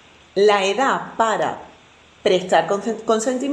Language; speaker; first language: Spanish; native; Spanish